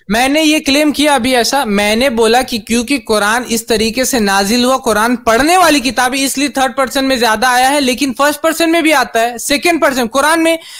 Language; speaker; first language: Hindi; native; Hindi